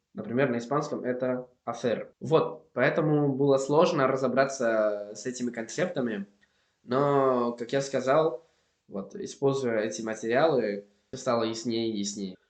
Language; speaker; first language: Russian; non-native, fluent; Spanish